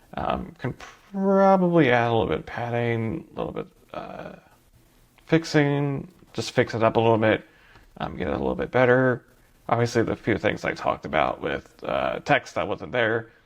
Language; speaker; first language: English; native; English